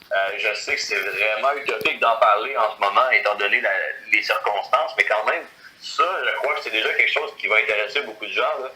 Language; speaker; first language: French; native; French